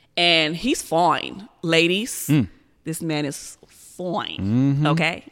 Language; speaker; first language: English; native; English